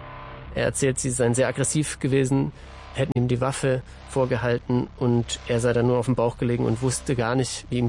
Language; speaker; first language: German; native; German